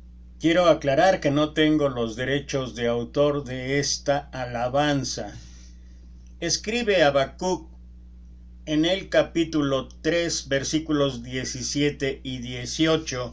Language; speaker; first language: Spanish; native; Spanish